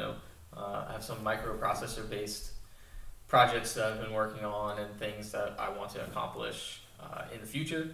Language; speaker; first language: English; native; English